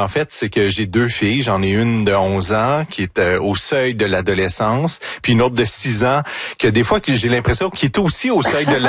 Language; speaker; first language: French; native; French